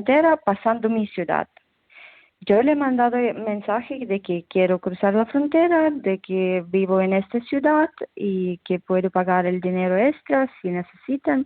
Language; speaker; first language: Spanish; non-native, fluent; Ukrainian